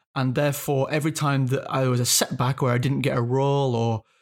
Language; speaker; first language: English; native; English